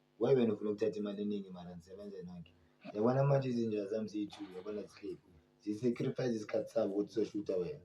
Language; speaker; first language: Zulu; native; Zulu